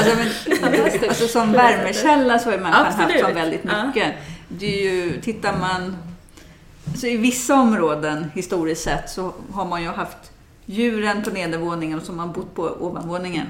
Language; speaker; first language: Swedish; native; Swedish